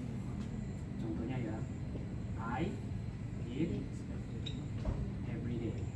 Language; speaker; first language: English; non-native, fluent; Indonesian